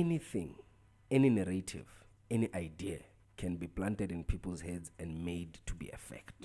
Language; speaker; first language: English; non-native, local second language; Tsonga